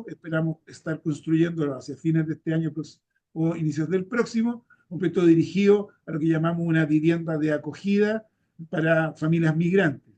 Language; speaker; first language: Spanish; native; Spanish